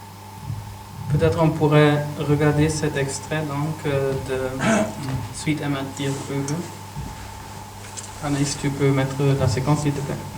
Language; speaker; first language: French; non-native, fluent; German